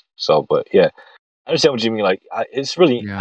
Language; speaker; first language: English; native; English